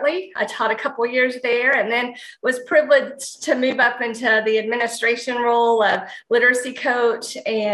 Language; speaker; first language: English; native; English